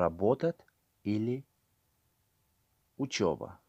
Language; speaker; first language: Russian; non-native, learner; Tajik